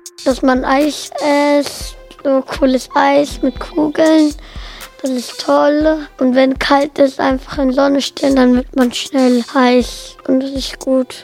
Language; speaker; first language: German; early bilingual, other home language; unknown